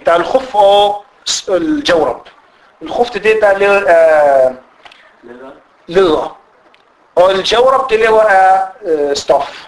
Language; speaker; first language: Danish; non-native, fluent; Arabic